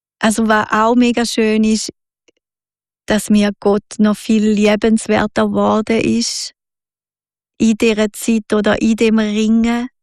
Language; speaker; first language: German; native; German